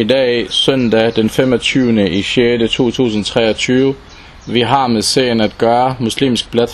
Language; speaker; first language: Danish; non-native, local second language; Arabic